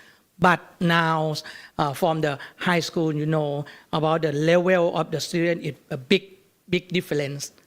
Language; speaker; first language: English; non-native, learner; Thai